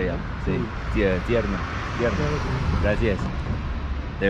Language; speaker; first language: Spanish; non-native, learner; English